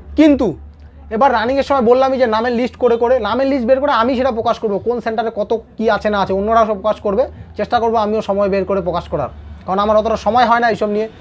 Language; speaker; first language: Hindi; non-native, local second language; Bangla